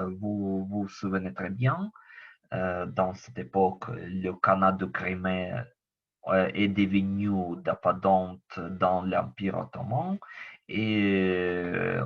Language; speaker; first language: French; non-native, learner; Ukrainian